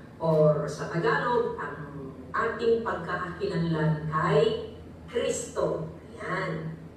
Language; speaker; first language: Filipino; non-native, local second language; Iloko